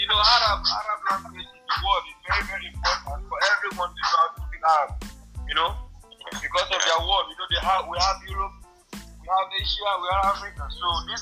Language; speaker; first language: English; non-native, local second language; Yoruba